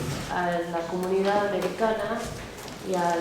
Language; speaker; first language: Spanish; non-native, fluent; English